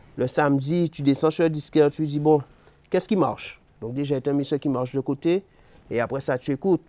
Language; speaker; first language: French; native; French